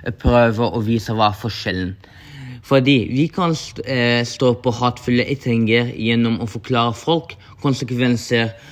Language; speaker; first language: Norwegian; non-native, local second language; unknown